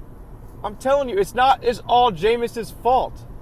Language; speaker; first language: English; native; English